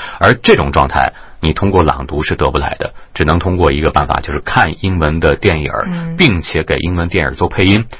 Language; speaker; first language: Chinese; native; Chinese